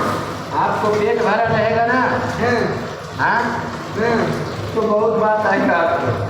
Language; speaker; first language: Hindi; non-native, learner; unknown